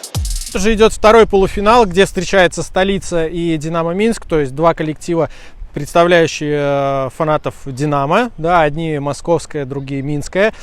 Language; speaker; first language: Russian; native; Russian